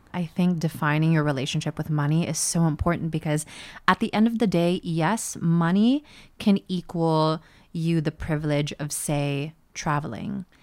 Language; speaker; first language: English; early bilingual, other home language; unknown